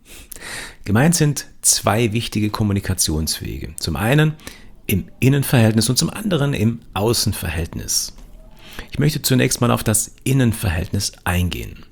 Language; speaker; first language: German; native; German